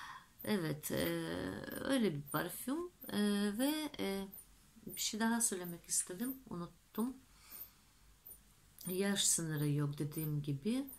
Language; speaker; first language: Turkish; non-native, fluent; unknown